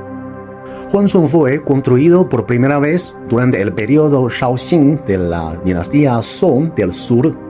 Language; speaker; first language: Spanish; non-native, fluent; Chinese